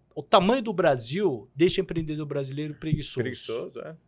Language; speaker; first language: Portuguese; early bilingual, other home language; Korean